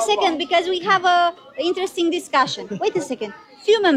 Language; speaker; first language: English; non-native, learner; Romanian